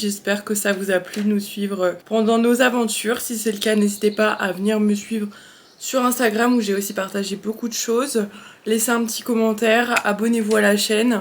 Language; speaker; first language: French; native; French